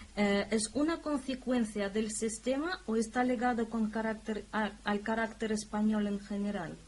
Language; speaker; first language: Spanish; non-native, fluent; Russian